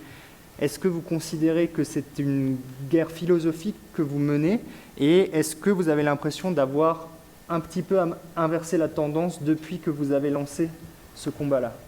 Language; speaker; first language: French; native; French